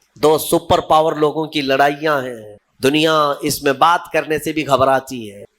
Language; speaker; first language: Urdu; native; Urdu